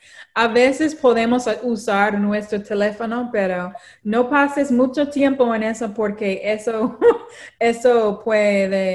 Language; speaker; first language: Spanish; non-native, learner; English